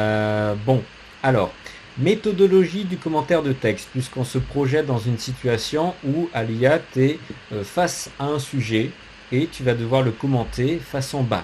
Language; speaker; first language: French; native; French